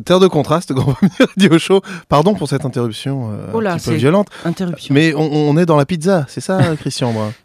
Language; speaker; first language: French; native; French